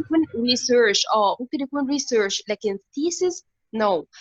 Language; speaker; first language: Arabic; native; Arabic